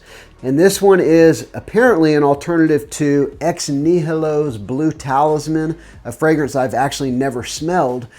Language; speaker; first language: English; native; English